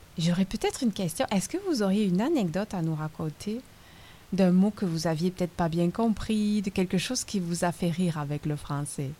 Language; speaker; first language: French; native; French